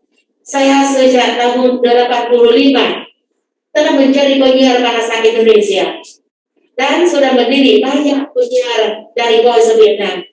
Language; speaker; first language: Indonesian; non-native, fluent; Vietnamese